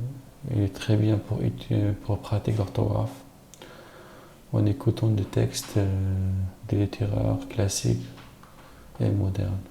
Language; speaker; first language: French; non-native, learner; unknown